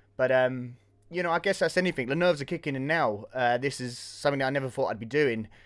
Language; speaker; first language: English; native; English